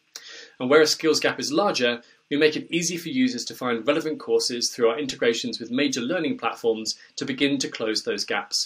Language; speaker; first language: English; native; English